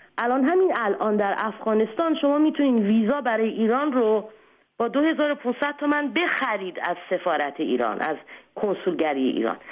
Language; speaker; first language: Persian; native; Persian